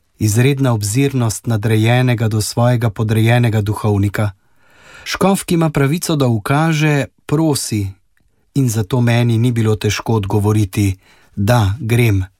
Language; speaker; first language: Slovenian; native; Slovenian